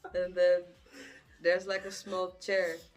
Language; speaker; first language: English; non-native, learner; Dutch